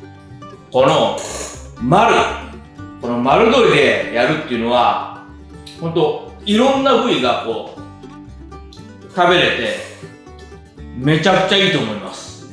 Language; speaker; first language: Japanese; native; Japanese